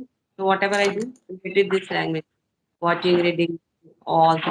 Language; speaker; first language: English; non-native, fluent; Hindi